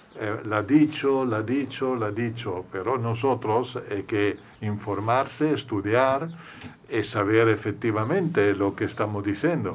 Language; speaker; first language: Spanish; non-native, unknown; Italian